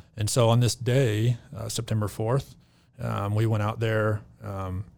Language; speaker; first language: English; native; English